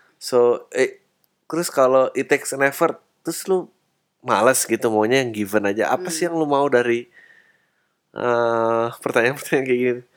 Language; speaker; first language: Indonesian; native; Indonesian